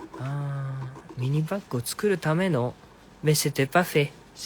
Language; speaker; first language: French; non-native, learner; Japanese